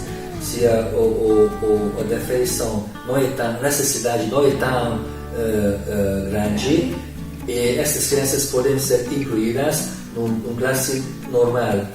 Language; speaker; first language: Portuguese; non-native, fluent; Hungarian